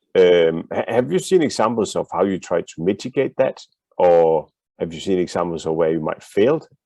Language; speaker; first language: English; non-native, fluent; Danish